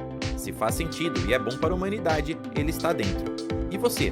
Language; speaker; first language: Portuguese; native; Portuguese